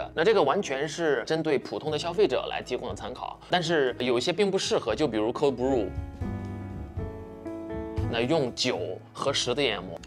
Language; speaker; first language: Chinese; native; Chinese